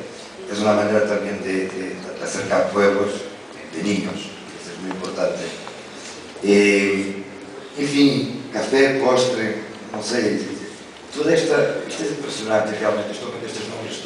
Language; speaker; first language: Spanish; non-native, fluent; Portuguese